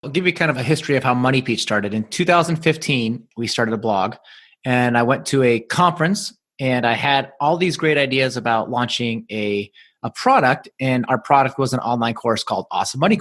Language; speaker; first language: English; native; English